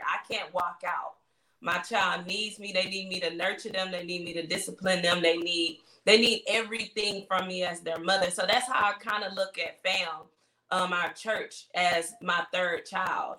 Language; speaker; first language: English; native; English